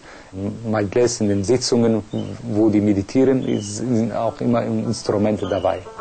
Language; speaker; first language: German; non-native, fluent; Persian